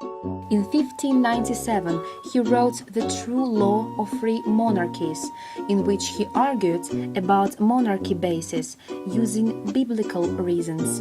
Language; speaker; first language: English; non-native, learner; Russian